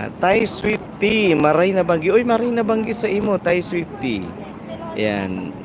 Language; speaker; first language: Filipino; non-native, local second language; Bikol